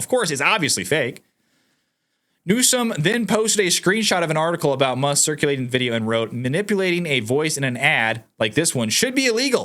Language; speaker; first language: English; native; English